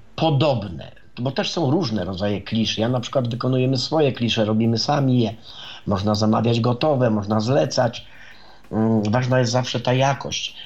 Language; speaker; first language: Polish; native; Polish